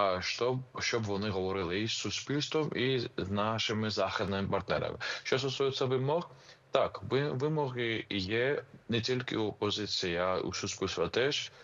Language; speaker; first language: Ukrainian; non-native, fluent; Georgian